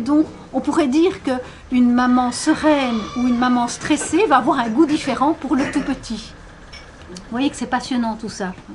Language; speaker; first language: French; native; French